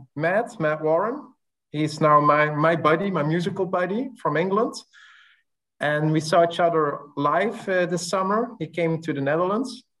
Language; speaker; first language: English; non-native, fluent; Dutch